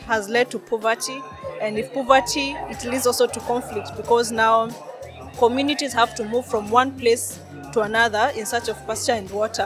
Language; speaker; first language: English; non-native, local second language; Masai